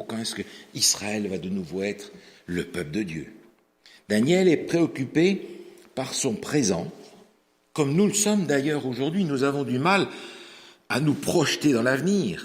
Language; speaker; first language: French; native; French